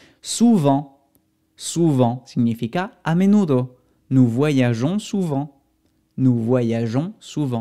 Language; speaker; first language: French; non-native, fluent; Spanish